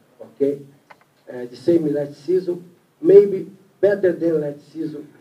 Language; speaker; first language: English; non-native, learner; Portuguese